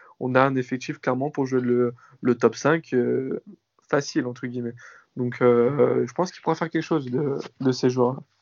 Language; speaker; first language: French; native; French